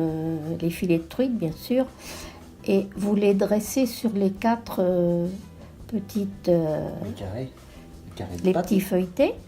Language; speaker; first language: French; native; French